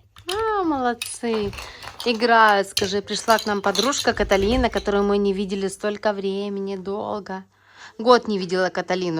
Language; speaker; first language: Russian; native; Russian